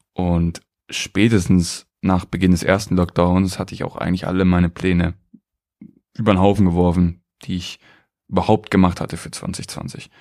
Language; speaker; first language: German; native; German